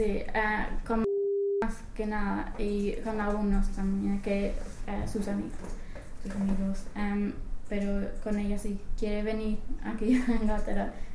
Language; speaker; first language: Spanish; non-native, fluent; English